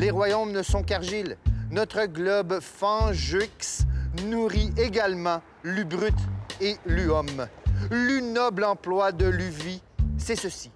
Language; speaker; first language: French; native; French